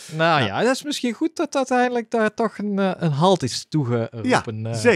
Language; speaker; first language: Dutch; native; Dutch